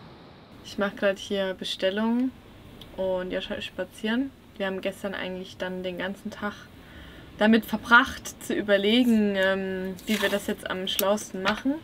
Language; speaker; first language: German; native; German